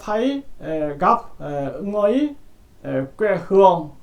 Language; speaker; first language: Vietnamese; non-native, learner; Korean